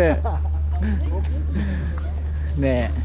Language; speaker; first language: Japanese; non-native, fluent; Indonesian